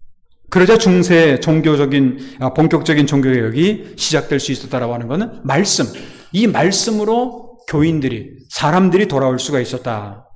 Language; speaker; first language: Korean; native; Korean